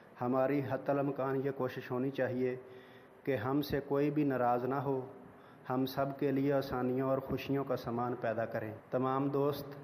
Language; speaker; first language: Urdu; non-native, local second language; Punjabi